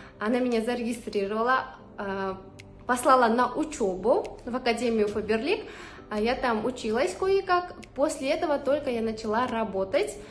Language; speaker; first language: Russian; non-native, local second language; Uzbek